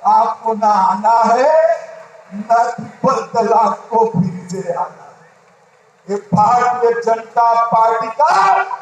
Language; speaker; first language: Hindi; non-native, local second language; Gujarati